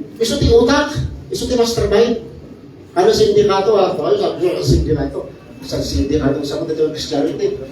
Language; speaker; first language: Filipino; non-native, local second language; Iloko